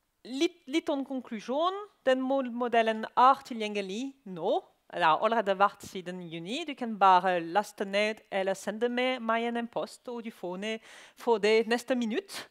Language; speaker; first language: Norwegian; non-native, learner; French